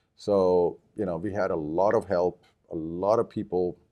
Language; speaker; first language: English; early bilingual, other home language; Japanese